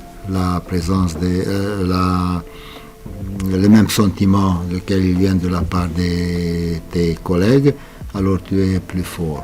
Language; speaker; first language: French; non-native, fluent; Romanian